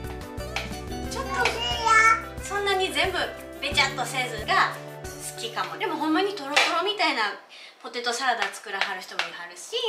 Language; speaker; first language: Japanese; native; Japanese